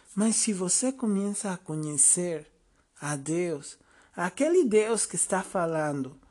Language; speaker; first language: Portuguese; non-native, fluent; Spanish